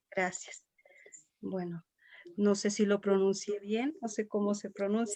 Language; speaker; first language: Spanish; native; Spanish